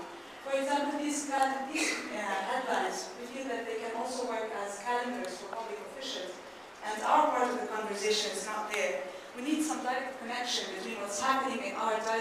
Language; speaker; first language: English; non-native, fluent; Arabic